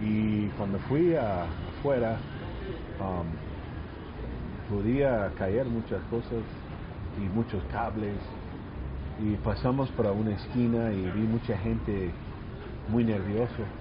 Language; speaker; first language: Spanish; early bilingual, heritage; Spanish